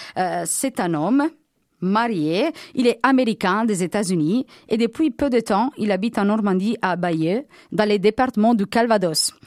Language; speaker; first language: French; non-native, fluent; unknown